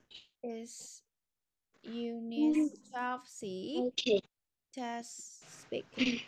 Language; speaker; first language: English; non-native, learner; Vietnamese